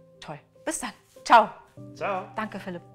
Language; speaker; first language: German; native; German